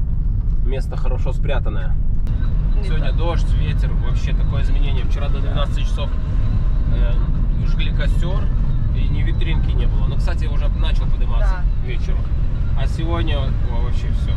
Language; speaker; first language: Russian; native; Russian